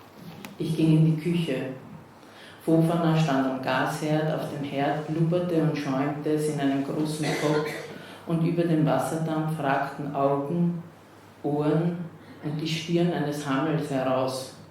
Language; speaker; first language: German; native; German